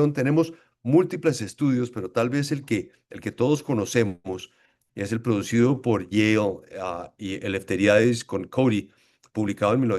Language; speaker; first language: Spanish; native; Spanish